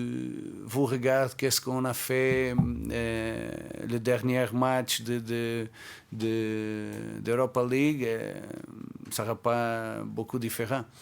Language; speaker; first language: French; non-native, fluent; Portuguese